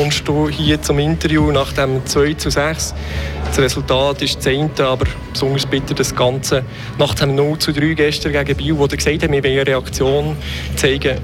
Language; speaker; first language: German; native; German